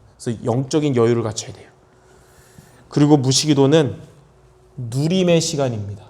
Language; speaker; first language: Korean; native; Korean